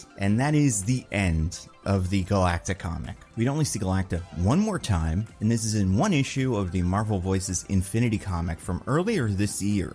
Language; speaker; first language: English; native; English